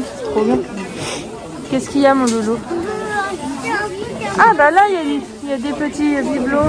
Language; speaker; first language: French; native; French